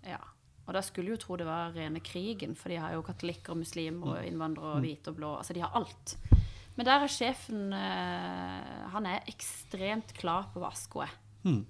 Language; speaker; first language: Norwegian; non-native, fluent; Persian